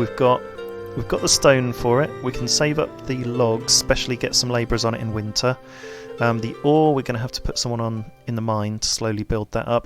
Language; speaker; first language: English; native; English